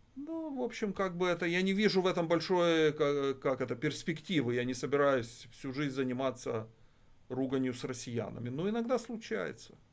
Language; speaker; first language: Russian; native; Russian